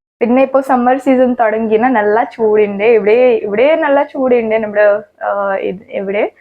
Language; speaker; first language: Malayalam; non-native, learner; Hindi